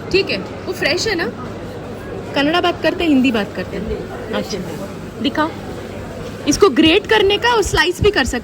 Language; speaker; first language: Hindi; non-native, local second language; Kannada